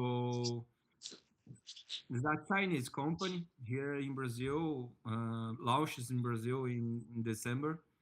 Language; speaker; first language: English; non-native, learner; Portuguese